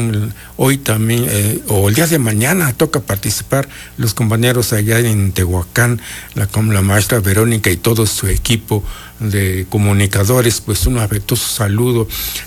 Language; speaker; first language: Spanish; non-native, local second language; Mixtepec Mixtec